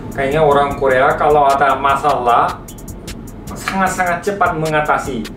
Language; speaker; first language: Indonesian; non-native, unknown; Korean